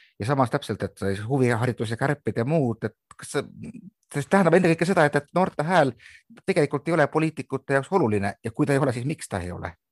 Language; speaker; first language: Estonian; native; Estonian